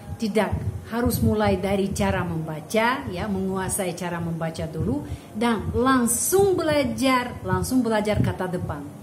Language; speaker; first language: Indonesian; non-native, fluent; Russian